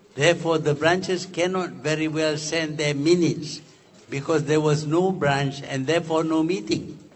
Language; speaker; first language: English; non-native, local second language; Malay